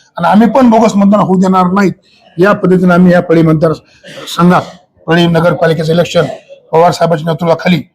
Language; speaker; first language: Marathi; native; Marathi